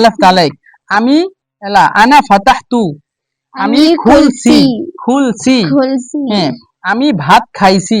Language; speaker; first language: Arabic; non-native, learner; Bangla